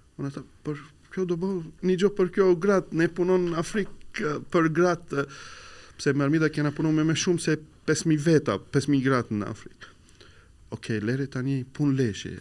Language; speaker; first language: Albanian; non-native, learner; Arabic